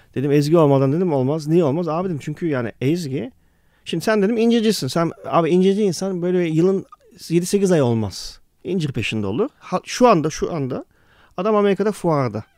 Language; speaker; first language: Turkish; early bilingual, heritage; Turkish